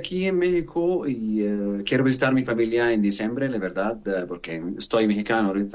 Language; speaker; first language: Spanish; non-native, learner; Arabic